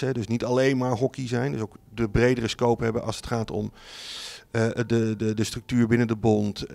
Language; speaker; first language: Dutch; native; Dutch